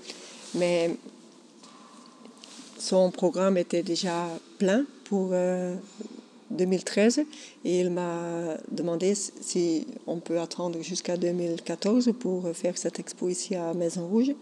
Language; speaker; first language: French; non-native, local second language; Dutch